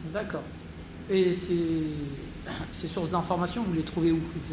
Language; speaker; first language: French; native; French